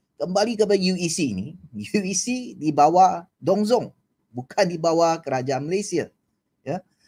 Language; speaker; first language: Malay; non-native, local second language; Chinese